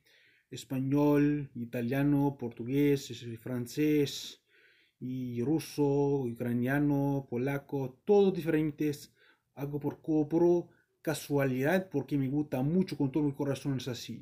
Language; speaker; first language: Spanish; non-native, learner; English